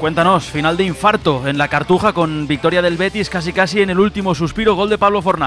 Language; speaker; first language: Spanish; native; Spanish